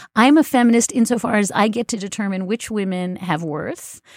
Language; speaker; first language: English; native; English